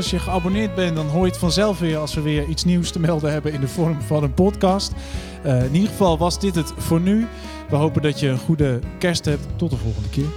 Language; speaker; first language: Dutch; native; Dutch